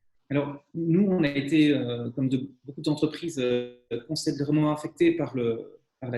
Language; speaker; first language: French; native; French